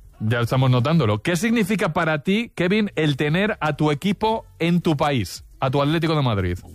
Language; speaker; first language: Spanish; native; Spanish